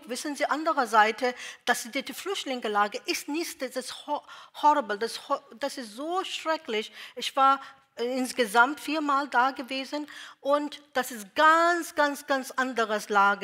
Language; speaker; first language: German; non-native, learner; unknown